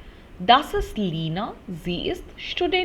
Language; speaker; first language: German; non-native, fluent; Hindi